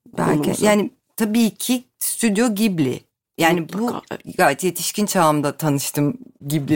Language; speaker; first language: Turkish; native; Turkish